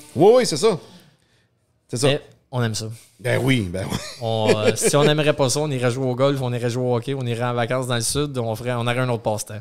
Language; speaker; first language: French; native; French